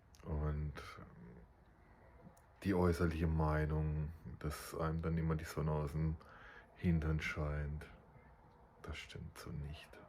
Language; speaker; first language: German; native; German